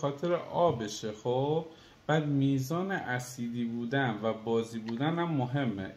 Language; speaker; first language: Persian; native; Persian